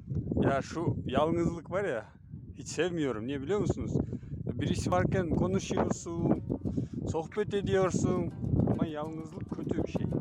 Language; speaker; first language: Turkish; non-native, fluent; Kyrgyz